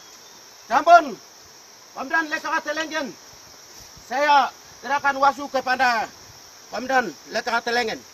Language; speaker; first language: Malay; non-native, local second language; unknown